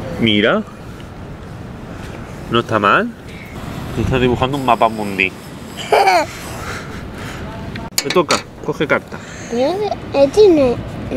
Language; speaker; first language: Spanish; native; Spanish